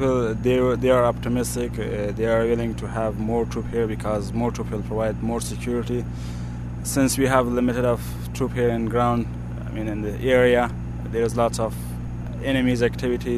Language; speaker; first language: English; non-native, fluent; Persian